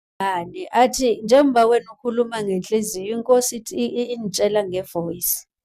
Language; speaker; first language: Zulu; non-native, local second language; Xhosa